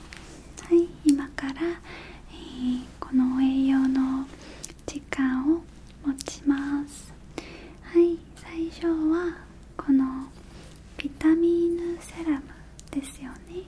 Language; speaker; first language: Japanese; non-native, learner; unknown